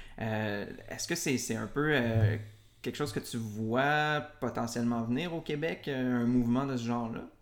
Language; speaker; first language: French; native; French